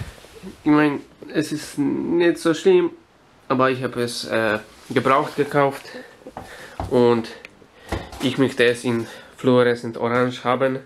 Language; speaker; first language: German; non-native, fluent; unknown